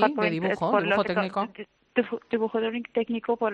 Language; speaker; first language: Spanish; native; Spanish